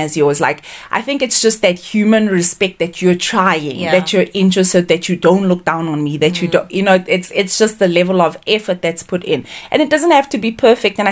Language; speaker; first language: English; native; English